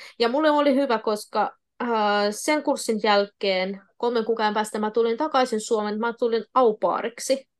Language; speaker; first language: Finnish; non-native, fluent; Russian